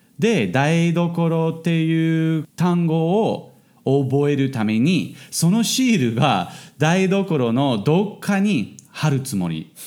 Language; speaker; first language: Japanese; non-native, fluent; English